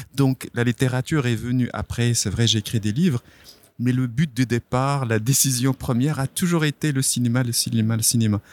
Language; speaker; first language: French; non-native, local second language; Arabic